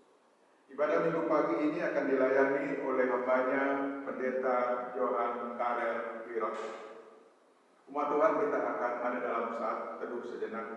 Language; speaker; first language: Indonesian; native; Indonesian